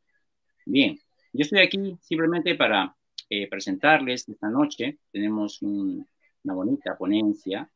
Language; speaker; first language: Spanish; native; Spanish